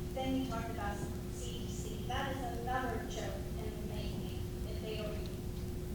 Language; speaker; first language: English; early bilingual, other home language; Italian